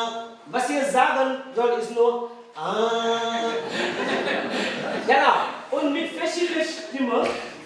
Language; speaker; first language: German; non-native, fluent; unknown